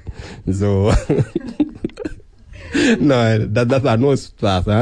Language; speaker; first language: German; non-native, learner; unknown